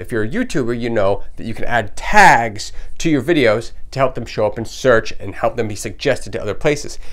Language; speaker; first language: English; native; English